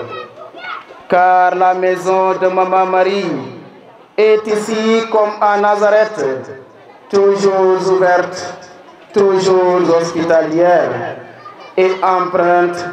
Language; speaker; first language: French; non-native, local second language; Serer